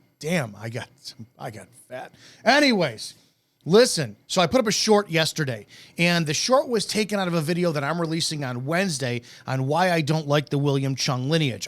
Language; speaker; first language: English; native; English